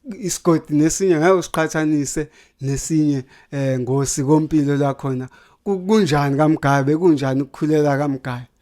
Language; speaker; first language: Zulu; native; Zulu